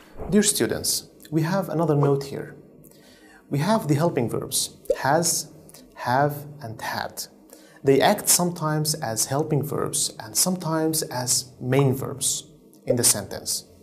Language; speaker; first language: English; non-native, fluent; Central Kurdish